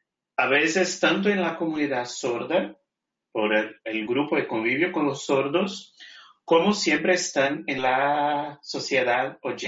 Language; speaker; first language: Spanish; non-native, fluent; Portuguese